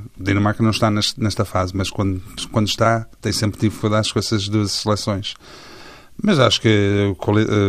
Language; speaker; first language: Portuguese; early bilingual, heritage; Portuguese